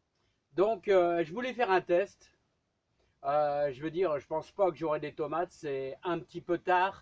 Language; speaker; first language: French; native; French